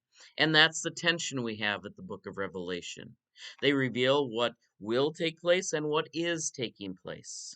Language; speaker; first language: English; native; English